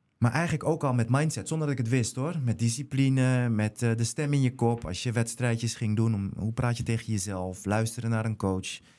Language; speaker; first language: Dutch; native; Dutch